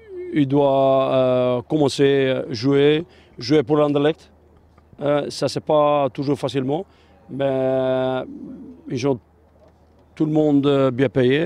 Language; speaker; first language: French; non-native, learner; Albanian